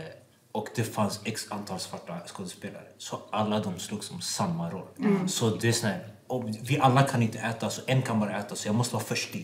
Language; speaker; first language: Swedish; non-native, local second language; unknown